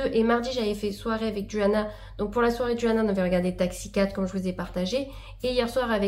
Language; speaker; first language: French; native; French